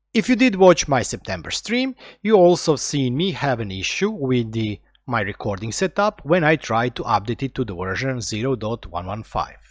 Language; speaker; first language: English; non-native, fluent; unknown